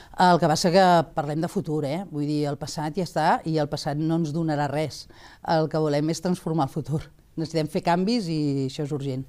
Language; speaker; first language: Catalan; native; Catalan